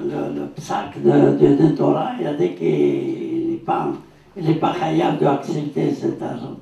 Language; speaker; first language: French; non-native, learner; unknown